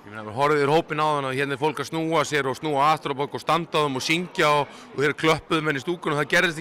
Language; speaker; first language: Icelandic; native; Icelandic